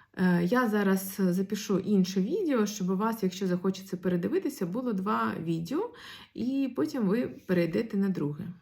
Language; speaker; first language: Ukrainian; non-native, local second language; Russian